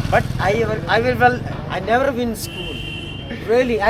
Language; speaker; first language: English; non-native, learner; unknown